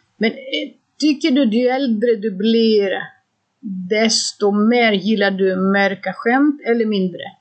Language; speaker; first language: Swedish; non-native, fluent; Greek